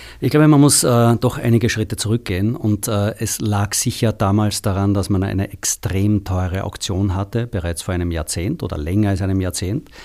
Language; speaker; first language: German; native; German